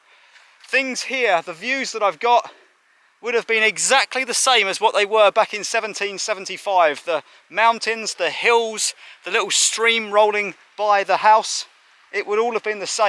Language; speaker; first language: English; native; English